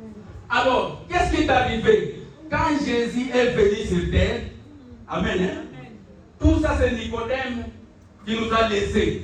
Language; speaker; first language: French; non-native, local second language; Lingala